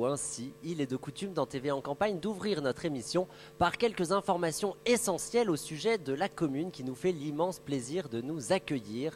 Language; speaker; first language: French; native; French